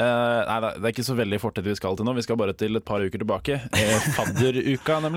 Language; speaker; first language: Norwegian; native; Norwegian